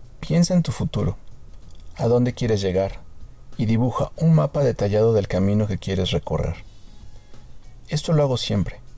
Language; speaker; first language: Spanish; native; Spanish